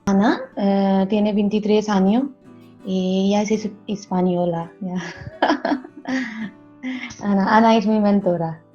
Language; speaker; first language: Spanish; non-native, learner; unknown